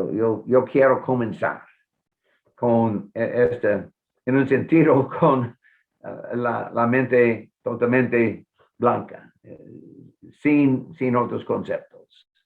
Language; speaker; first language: Spanish; non-native, fluent; English